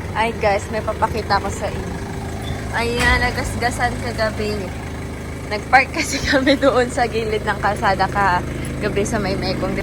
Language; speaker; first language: Filipino; non-native, local second language; Cebuano